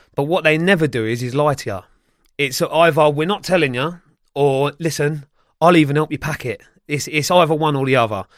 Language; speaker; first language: English; native; English